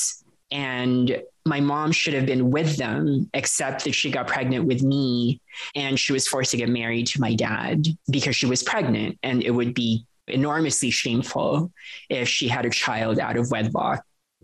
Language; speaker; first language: English; non-native, local second language; Filipino